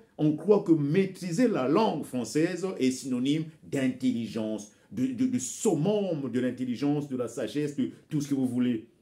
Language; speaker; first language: French; non-native, local second language; Bembe